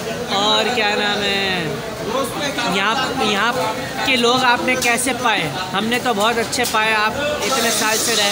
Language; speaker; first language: Hindi; native; Hindi